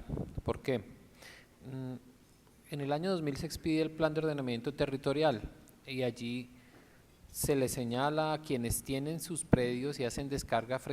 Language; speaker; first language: Spanish; native; Spanish